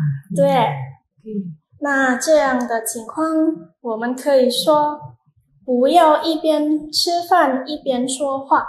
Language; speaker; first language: Chinese; non-native, fluent; Indonesian